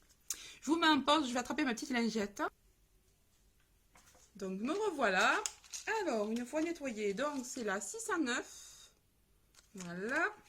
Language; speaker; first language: French; native; French